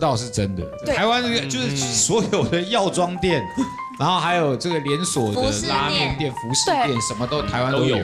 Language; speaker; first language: Chinese; native; Chinese